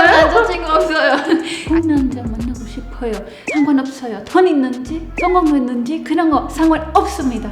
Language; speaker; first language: Korean; non-native, learner; Spanish